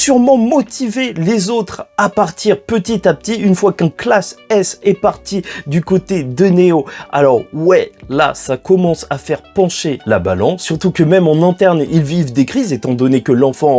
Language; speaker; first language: French; native; French